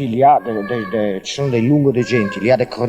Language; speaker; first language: Italian; native; Italian